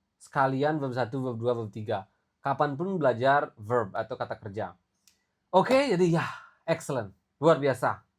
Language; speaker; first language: Indonesian; native; Indonesian